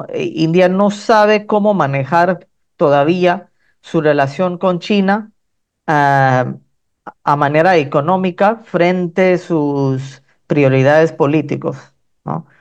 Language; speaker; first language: Spanish; non-native, fluent; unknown